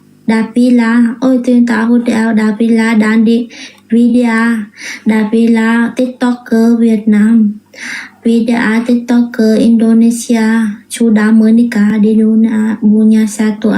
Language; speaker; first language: Indonesian; non-native, learner; Vietnamese